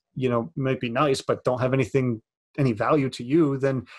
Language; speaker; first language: English; native; English